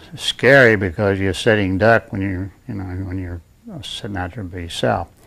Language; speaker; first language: English; native; English